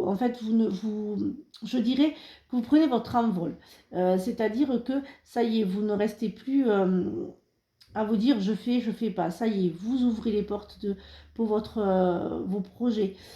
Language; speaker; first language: French; native; French